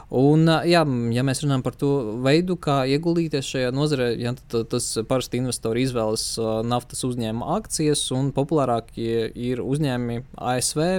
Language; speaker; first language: Latvian; non-native, local second language; Russian